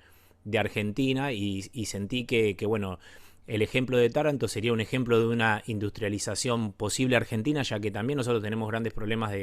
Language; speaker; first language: Spanish; native; Spanish